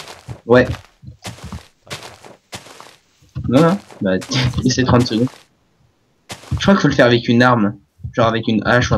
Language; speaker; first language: French; native; French